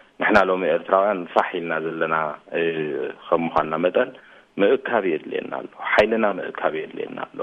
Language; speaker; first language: Tigrinya; native; Tigrinya